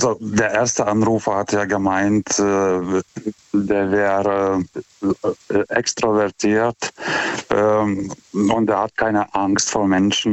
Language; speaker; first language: German; non-native, fluent; Lithuanian